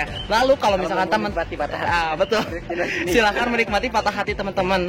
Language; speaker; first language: Indonesian; native; Indonesian